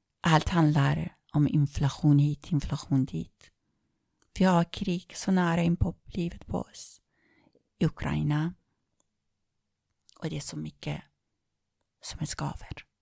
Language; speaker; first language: Swedish; non-native, fluent; Persian